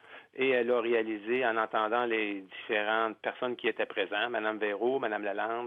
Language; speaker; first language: French; native; French